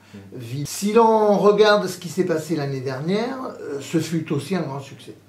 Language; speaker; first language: French; native; French